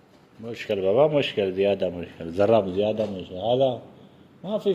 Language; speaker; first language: Arabic; non-native, learner; Urdu